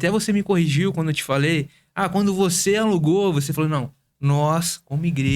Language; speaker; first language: Portuguese; native; Portuguese